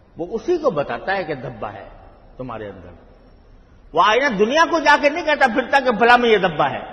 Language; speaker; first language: Urdu; native; Urdu